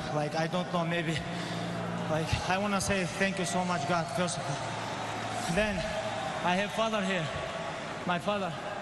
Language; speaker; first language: English; non-native, learner; Avaric